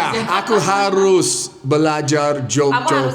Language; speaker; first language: Indonesian; non-native, fluent; English